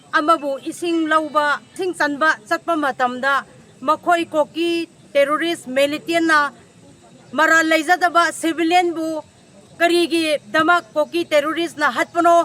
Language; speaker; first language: Manipuri; non-native, local second language; Rongmei Naga